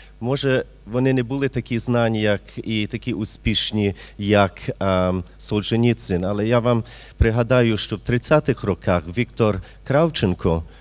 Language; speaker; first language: Ukrainian; early bilingual, heritage; Ukrainian